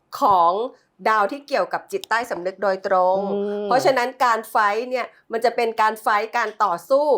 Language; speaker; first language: Thai; native; Thai